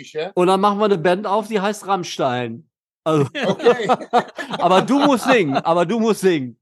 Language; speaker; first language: German; native; German